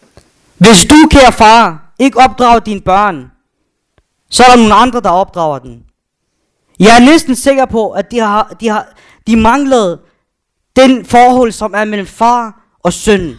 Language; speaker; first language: Danish; non-native, fluent; Arabic